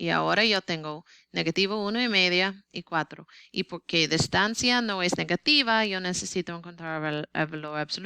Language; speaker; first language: Spanish; non-native, learner; English